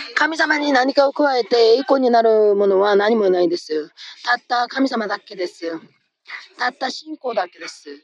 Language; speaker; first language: Japanese; non-native, fluent; Korean